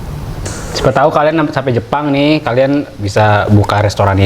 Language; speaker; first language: Indonesian; native; Indonesian